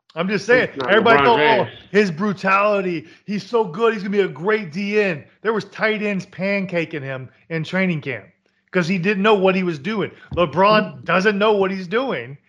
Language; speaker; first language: English; native; English